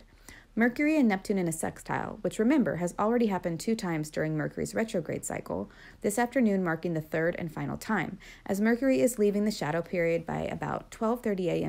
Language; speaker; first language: English; native; English